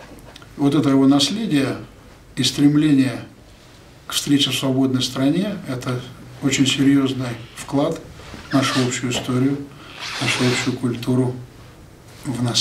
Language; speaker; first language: Russian; native; Russian